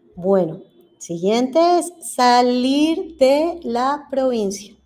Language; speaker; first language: Spanish; native; Spanish